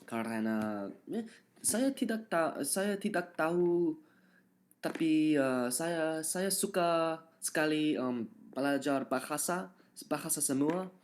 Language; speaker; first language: Indonesian; non-native, learner; English